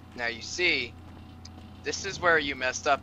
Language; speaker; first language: English; native; English